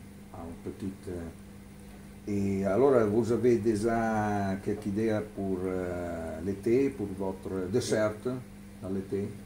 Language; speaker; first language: French; non-native, learner; Italian